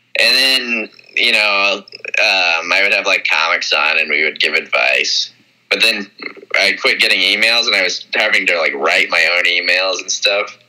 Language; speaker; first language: English; native; English